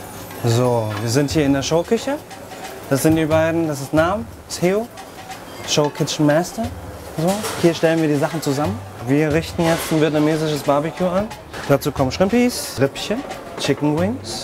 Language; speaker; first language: German; native; German